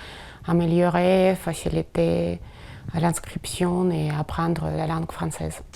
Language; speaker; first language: French; non-native, fluent; Ukrainian